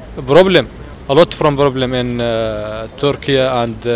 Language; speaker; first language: English; non-native, learner; Arabic